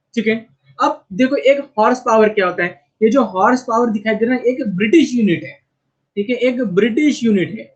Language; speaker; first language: Hindi; non-native, local second language; Marathi